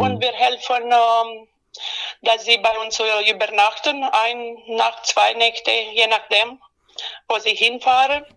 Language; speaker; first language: German; non-native, learner; Romanian